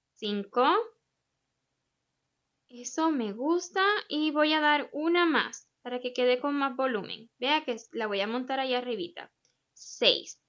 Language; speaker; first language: Spanish; native; Spanish